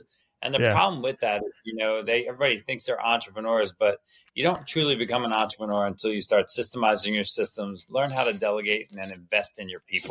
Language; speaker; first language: English; native; English